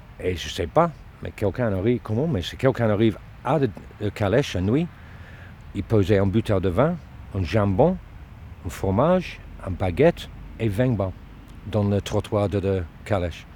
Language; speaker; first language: French; non-native, learner; Dutch